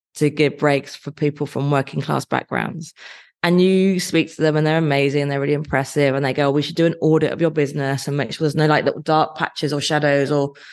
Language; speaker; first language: English; native; English